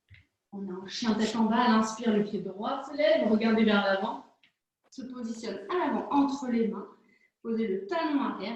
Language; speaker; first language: French; native; French